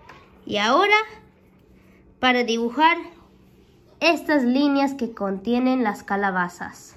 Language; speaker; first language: Spanish; early bilingual, heritage; Spanish